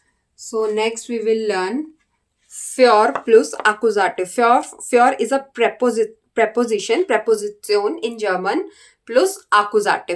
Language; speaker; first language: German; non-native, learner; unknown